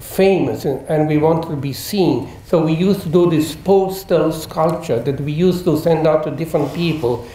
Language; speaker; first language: English; non-native, fluent; German